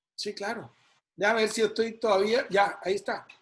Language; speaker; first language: Spanish; native; Spanish